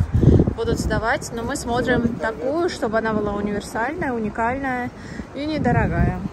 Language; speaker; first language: Russian; native; Russian